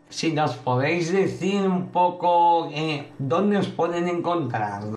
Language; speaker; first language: Spanish; native; Spanish